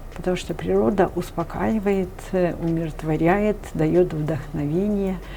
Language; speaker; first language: Russian; non-native, local second language; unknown